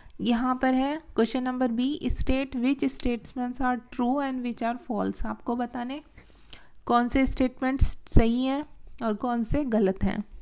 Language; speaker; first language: Hindi; native; Hindi